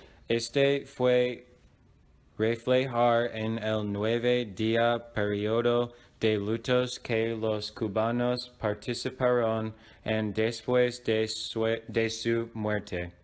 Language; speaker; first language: Spanish; non-native, learner; English